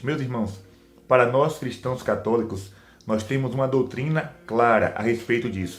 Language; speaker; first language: Portuguese; native; Portuguese